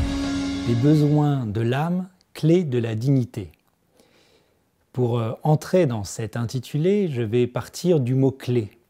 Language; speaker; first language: French; native; French